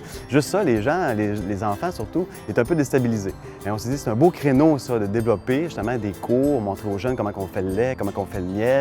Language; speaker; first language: French; native; French